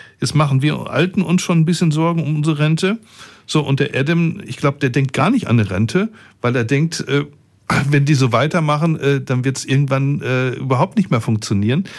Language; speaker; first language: German; native; German